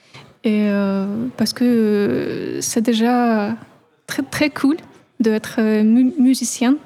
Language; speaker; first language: French; non-native, fluent; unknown